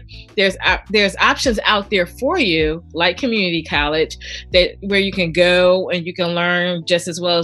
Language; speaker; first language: English; native; English